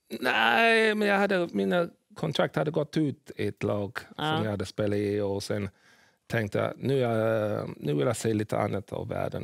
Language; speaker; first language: Swedish; early bilingual, other home language; English